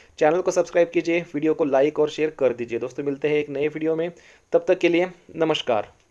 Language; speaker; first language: Hindi; non-native, local second language; Marathi